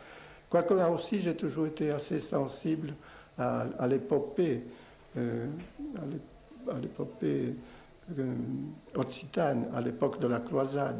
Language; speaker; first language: French; non-native, local second language; Occitan